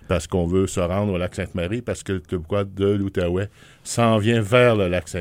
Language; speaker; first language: French; native; French